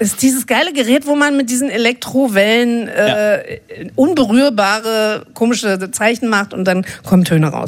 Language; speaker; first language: German; native; German